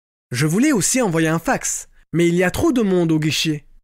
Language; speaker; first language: French; native; French